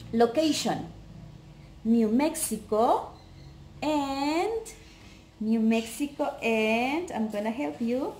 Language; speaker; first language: English; non-native, fluent; Spanish